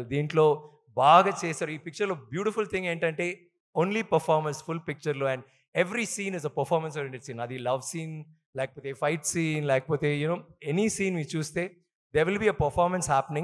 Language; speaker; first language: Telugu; non-native, learner; Tamil